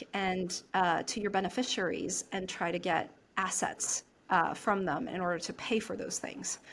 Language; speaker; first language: English; native; English